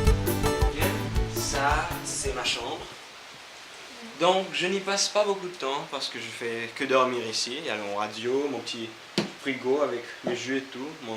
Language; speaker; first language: French; non-native, local second language; Seselwa Creole French